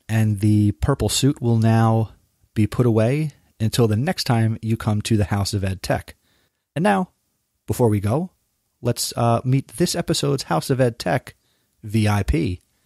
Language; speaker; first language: English; native; English